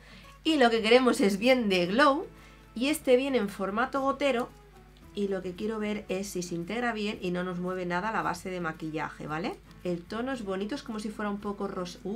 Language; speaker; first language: Spanish; native; Spanish